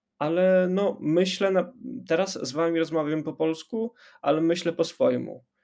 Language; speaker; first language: Polish; non-native, local second language; Ukrainian